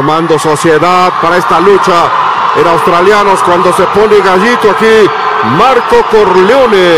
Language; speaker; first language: Spanish; native; Spanish